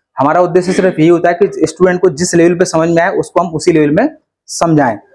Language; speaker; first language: Hindi; native; Hindi